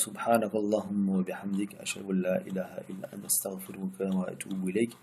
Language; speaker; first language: Arabic; non-native, fluent; French